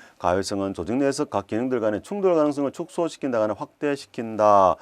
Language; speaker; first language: Korean; native; Korean